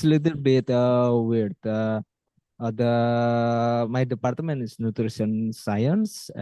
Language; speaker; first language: English; non-native, fluent; Indonesian